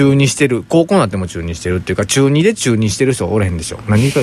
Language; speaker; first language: Japanese; native; Japanese